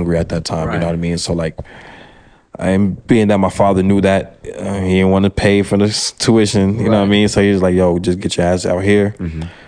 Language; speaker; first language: English; early bilingual, other home language; French